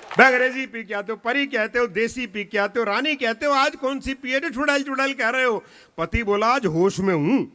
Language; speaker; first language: Hindi; non-native, local second language; Punjabi